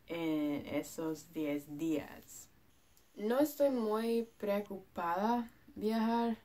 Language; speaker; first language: Spanish; non-native, learner; English